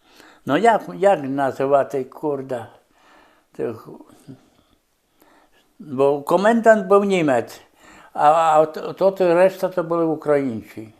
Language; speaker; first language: Polish; non-native, local second language; Rusyn